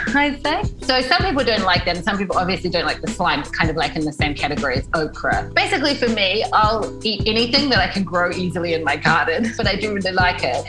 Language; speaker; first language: English; native; English